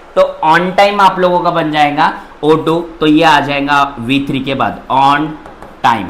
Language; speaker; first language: Hindi; non-native, local second language; Marathi